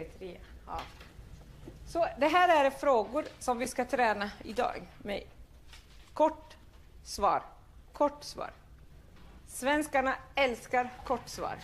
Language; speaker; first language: Swedish; non-native, fluent; Arabic